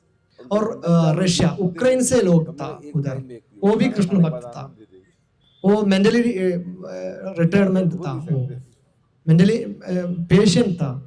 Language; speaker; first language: Hindi; non-native, local second language; Malayalam